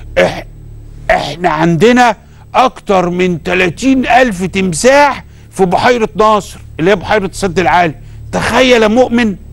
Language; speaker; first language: Egyptian Arabic; native; Egyptian Arabic